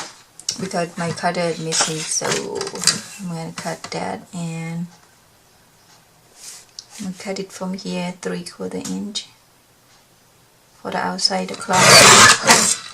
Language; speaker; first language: English; non-native, learner; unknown